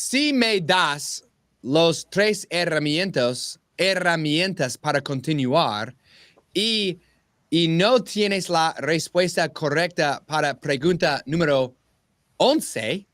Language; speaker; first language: Spanish; non-native, learner; English